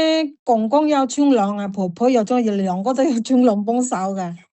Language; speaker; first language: Chinese; non-native, learner; Indonesian